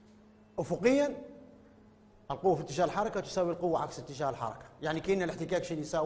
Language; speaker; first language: Arabic; native; Arabic